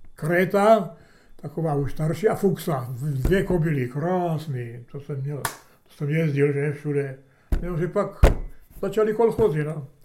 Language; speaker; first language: Czech; early bilingual, heritage; Czech